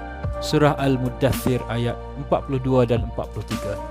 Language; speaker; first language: Malay; native; Malay